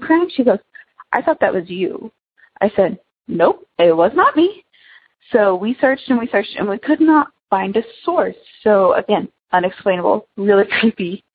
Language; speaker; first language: English; native; English